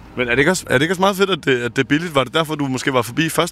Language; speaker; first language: Danish; native; Danish